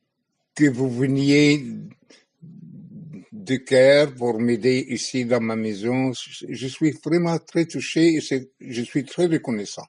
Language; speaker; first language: French; non-native, fluent; Arabic